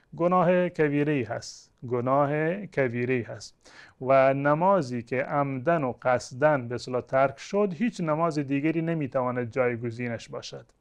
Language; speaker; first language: Persian; non-native, local second language; Baluchi